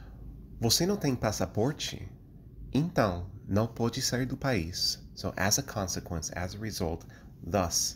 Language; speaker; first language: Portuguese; non-native, fluent; English